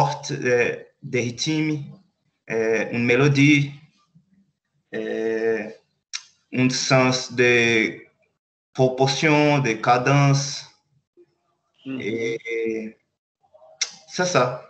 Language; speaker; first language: French; non-native, learner; Portuguese